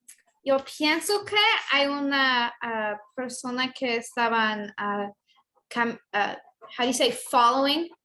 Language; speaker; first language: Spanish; non-native, learner; English